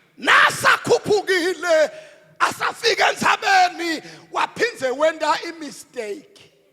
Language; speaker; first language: Zulu; non-native, local second language; Swati